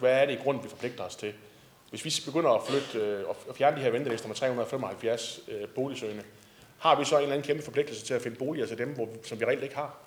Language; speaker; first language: Danish; native; Danish